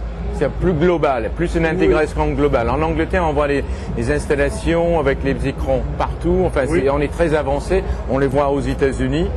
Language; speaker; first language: French; native; French